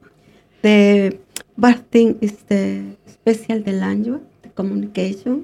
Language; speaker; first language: English; non-native, learner; Spanish